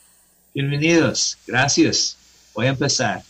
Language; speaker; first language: Spanish; non-native, learner; English